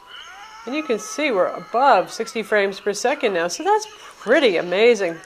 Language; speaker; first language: English; native; English